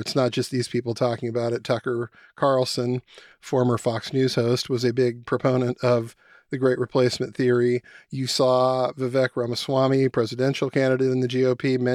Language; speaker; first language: English; native; English